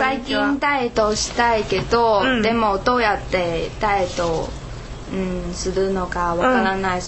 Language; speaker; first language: Japanese; non-native, learner; Chinese